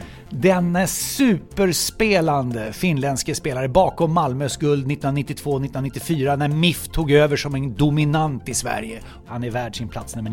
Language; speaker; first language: Swedish; native; Swedish